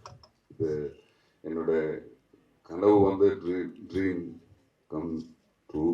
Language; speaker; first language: Tamil; non-native, learner; Malayalam